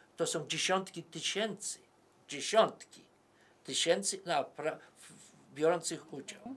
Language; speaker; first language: Polish; native; Polish